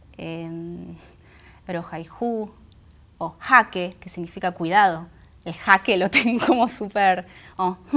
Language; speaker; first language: Spanish; non-native, local second language; Guarani